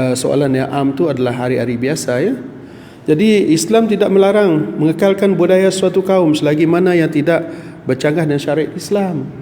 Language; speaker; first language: Malay; non-native, local second language; Iban